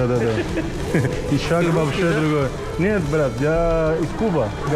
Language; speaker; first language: Russian; non-native, learner; Spanish